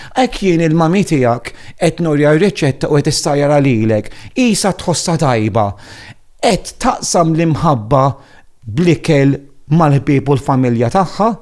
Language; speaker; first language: Maltese; non-native, fluent; Italian